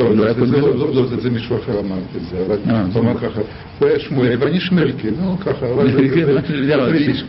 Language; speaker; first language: Hebrew; non-native, fluent; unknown